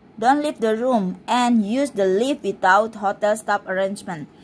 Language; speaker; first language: English; non-native, learner; Indonesian